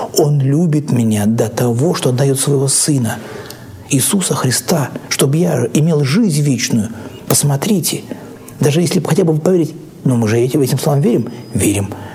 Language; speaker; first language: Russian; native; Russian